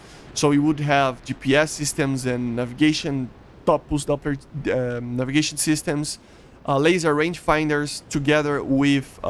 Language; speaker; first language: English; non-native, fluent; Portuguese